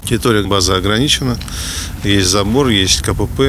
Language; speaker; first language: Russian; native; Russian